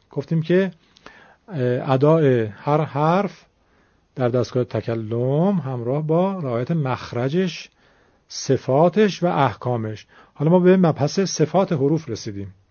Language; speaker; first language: Persian; native; Persian